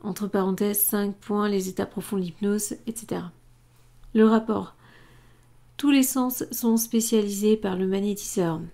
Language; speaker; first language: French; native; French